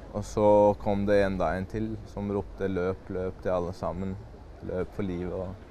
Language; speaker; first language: Norwegian; early bilingual, other home language; Chechen